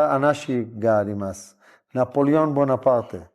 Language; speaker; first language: Japanese; non-native, learner; Hebrew